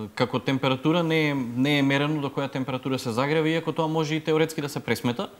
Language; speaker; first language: Macedonian; native; Macedonian